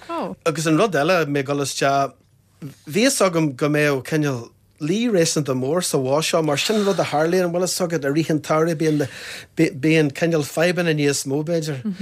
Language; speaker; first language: Irish; non-native, local second language; English